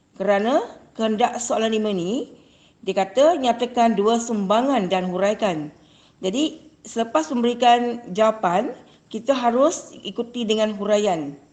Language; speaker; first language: Malay; non-native, local second language; Chinese